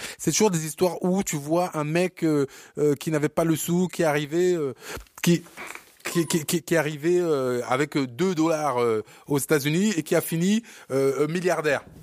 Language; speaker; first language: French; early bilingual, other home language; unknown